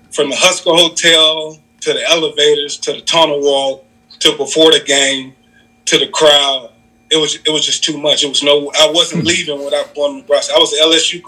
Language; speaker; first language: English; native; English